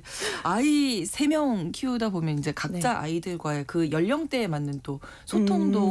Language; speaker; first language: Korean; native; Korean